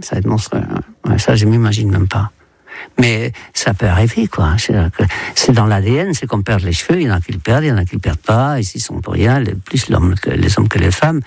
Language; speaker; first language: French; non-native, fluent; Dutch